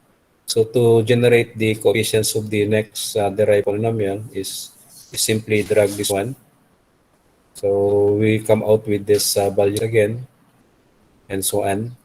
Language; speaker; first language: English; non-native, local second language; Filipino